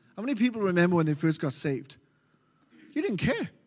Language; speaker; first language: English; native; English